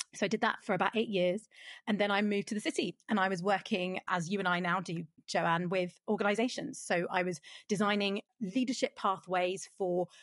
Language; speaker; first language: English; native; English